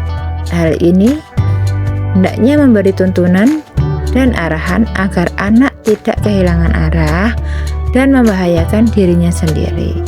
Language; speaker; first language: Indonesian; native; Indonesian